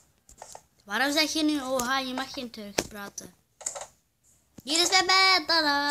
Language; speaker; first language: Dutch; early bilingual, other home language; Turkish